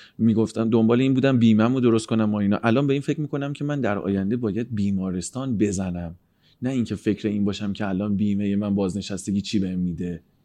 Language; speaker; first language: Persian; native; Persian